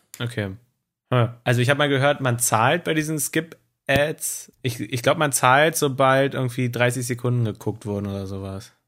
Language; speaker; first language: German; native; German